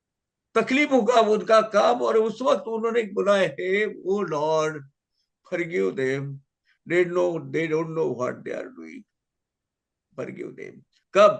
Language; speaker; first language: Hindi; native; Hindi